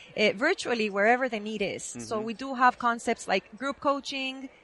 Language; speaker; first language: English; non-native, fluent; Spanish